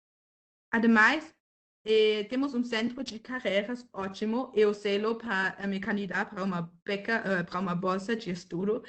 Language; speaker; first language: Portuguese; non-native, fluent; German